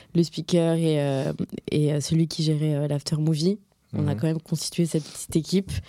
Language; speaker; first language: French; native; French